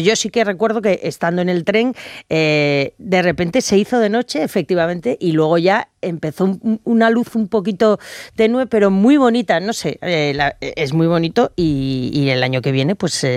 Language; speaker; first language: Spanish; native; Spanish